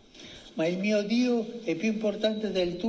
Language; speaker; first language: Italian; non-native, fluent; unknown